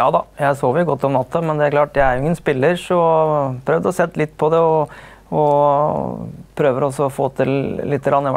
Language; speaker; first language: Norwegian; native; Norwegian